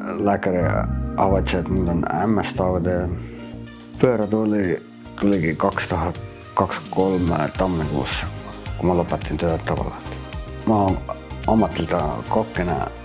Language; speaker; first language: Finnish; non-native, fluent; Estonian